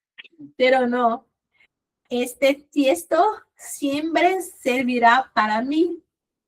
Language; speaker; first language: Spanish; non-native, fluent; Portuguese